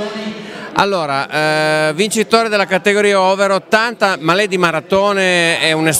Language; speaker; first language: Italian; native; Italian